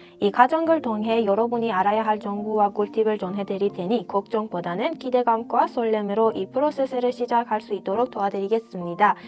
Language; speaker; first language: Korean; non-native, fluent; Persian